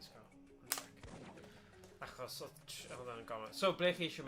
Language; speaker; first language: Welsh; native; Welsh